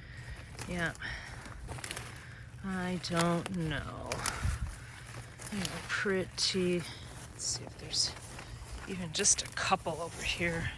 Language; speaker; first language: English; native; English